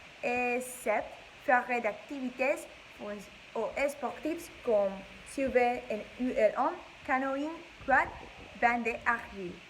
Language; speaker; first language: French; non-native, learner; English